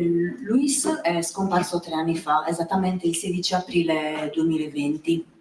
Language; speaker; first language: Italian; native; Italian